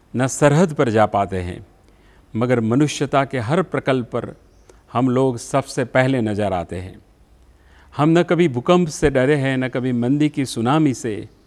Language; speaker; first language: Hindi; non-native, local second language; Gujarati